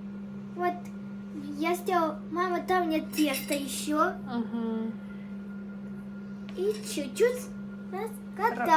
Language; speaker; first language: Russian; early bilingual, other home language; Tajik